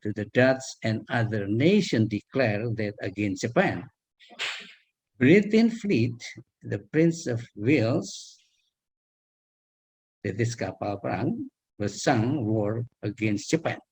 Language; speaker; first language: English; non-native, learner; Indonesian